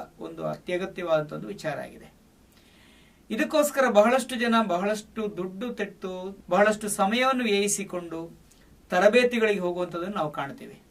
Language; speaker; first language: Kannada; native; Kannada